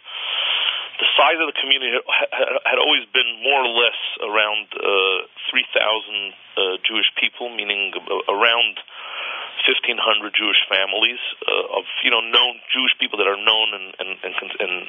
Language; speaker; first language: English; native; English